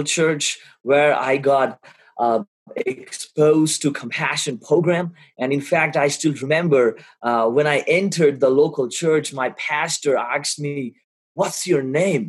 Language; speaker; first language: English; non-native, local second language; Bangla